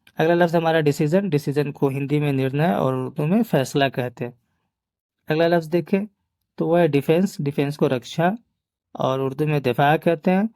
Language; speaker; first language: Urdu; native; Urdu